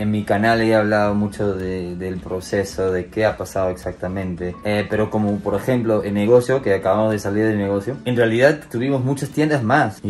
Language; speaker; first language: Spanish; non-native, fluent; English